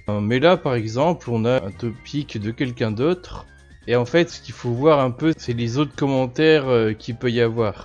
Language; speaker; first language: French; native; French